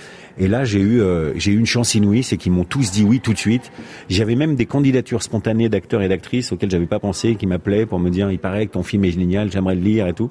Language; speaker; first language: French; native; French